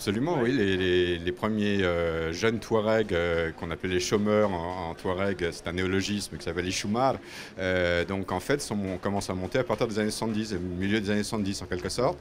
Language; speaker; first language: French; native; French